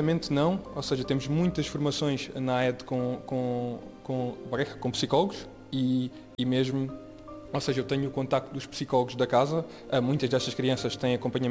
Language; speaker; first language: Portuguese; native; Portuguese